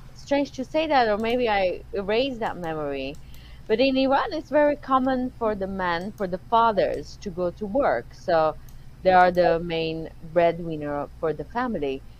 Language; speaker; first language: English; non-native, fluent; Persian